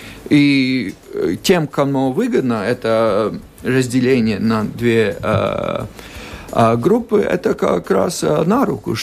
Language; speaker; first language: Russian; non-native, local second language; Latvian